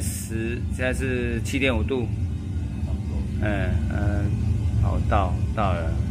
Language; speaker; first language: Chinese; native; Chinese